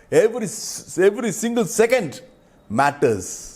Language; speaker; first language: English; non-native, local second language; Tamil